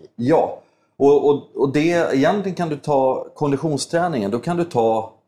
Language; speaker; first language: Swedish; native; Swedish